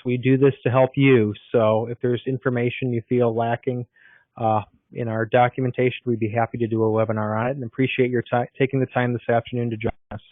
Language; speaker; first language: English; native; English